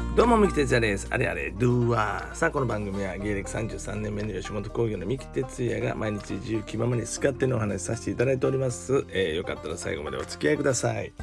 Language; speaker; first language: Japanese; native; Japanese